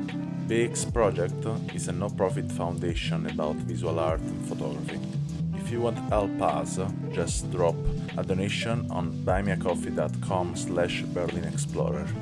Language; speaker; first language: English; non-native, fluent; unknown